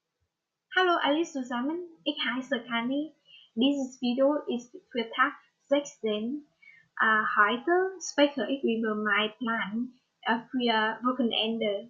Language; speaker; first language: German; non-native, learner; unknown